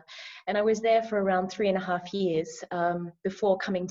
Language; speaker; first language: English; native; English